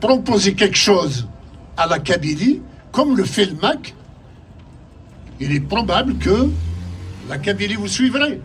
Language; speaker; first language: French; non-native, local second language; Kabyle